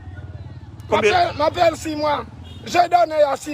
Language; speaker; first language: French; non-native, learner; Haitian Creole